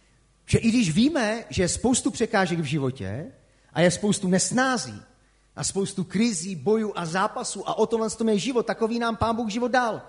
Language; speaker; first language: Czech; native; Czech